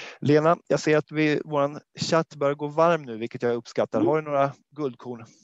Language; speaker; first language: Swedish; native; Swedish